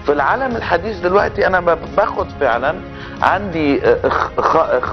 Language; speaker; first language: Arabic; native; Arabic